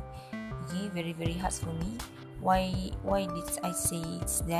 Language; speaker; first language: English; non-native, learner; Malay